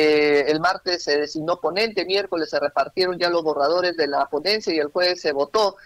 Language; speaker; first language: Spanish; native; Spanish